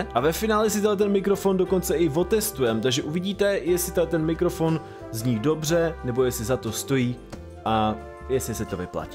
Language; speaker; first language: Czech; native; Czech